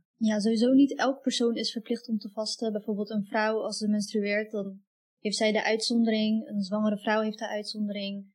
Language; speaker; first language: Dutch; early bilingual, other home language; Arabic